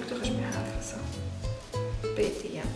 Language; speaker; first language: German; native; German